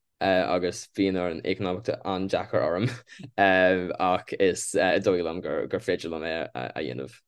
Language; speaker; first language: Irish; non-native, local second language; English